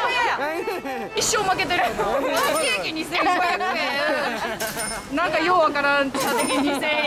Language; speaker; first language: Japanese; native; Japanese